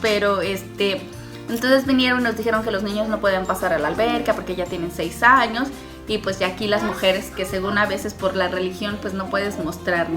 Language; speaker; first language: Spanish; native; Spanish